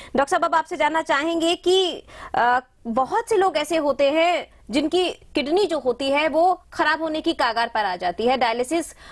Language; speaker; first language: Hindi; native; Hindi